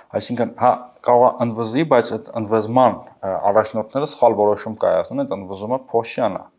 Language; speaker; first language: Armenian; native; Armenian